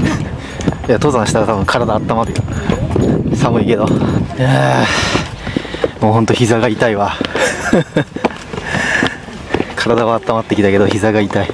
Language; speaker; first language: Japanese; native; Japanese